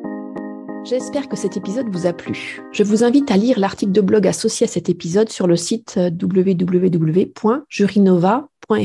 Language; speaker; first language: French; native; French